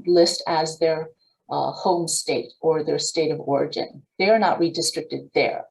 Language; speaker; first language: English; native; English